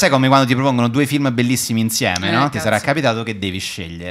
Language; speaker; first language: Italian; native; Italian